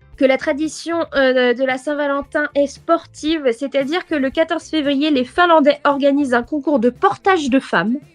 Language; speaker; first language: French; native; French